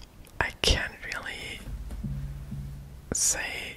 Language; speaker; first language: English; non-native, fluent; German